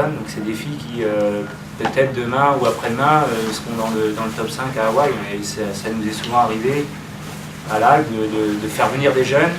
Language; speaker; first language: French; native; French